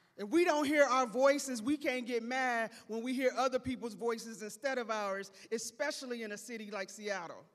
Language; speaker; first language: English; native; English